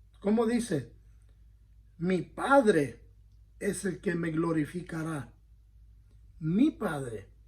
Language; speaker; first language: Spanish; early bilingual, heritage; Spanish